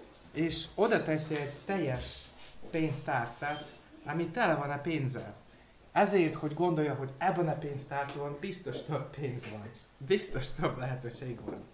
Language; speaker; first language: Hungarian; non-native, learner; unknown